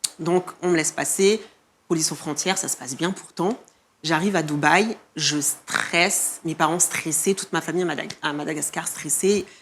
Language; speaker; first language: French; non-native, local second language; Malagasy